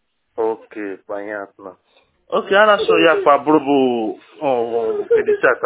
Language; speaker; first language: Russian; non-native, learner; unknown